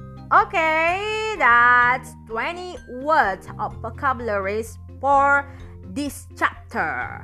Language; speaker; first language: English; non-native, fluent; Indonesian